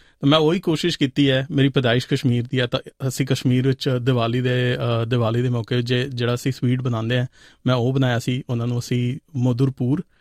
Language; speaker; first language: Punjabi; non-native, local second language; Hindi